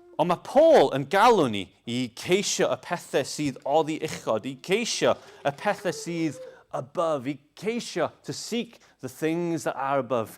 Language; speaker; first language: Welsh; non-native, local second language; English